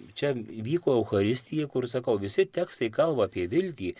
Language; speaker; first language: Lithuanian; native; Lithuanian